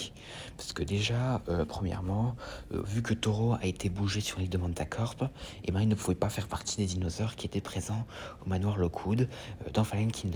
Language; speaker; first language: French; native; French